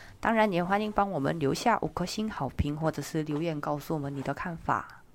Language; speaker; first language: Chinese; non-native, fluent; Korean